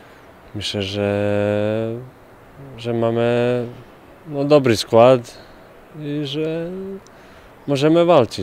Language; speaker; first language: Polish; non-native, fluent; Bosnian